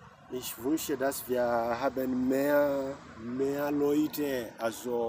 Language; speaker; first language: German; non-native, learner; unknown